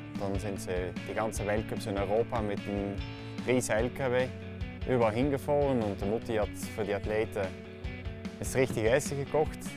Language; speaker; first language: German; non-native, fluent; Dutch